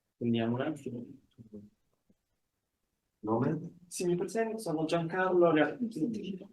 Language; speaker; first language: Italian; native; Italian